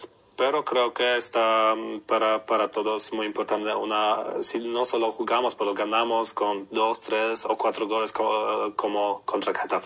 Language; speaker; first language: Spanish; non-native, learner; Polish